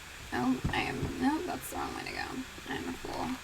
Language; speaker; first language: English; native; English